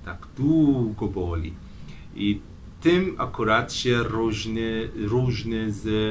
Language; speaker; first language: Polish; non-native, fluent; Persian